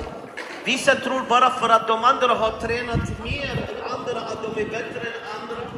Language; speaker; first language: Swedish; non-native, fluent; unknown